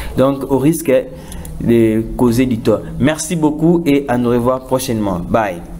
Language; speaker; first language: French; non-native, local second language; Lingala